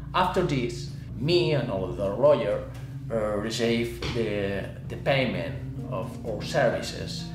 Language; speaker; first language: English; non-native, learner; Spanish